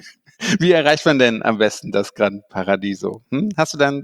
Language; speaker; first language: German; native; German